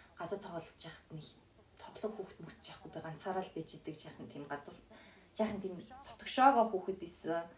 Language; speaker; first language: Mongolian; early bilingual, heritage; Mongolian